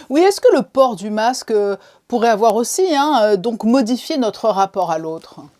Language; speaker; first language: French; native; French